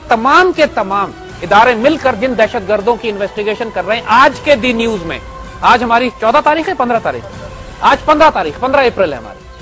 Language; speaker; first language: Urdu; native; Urdu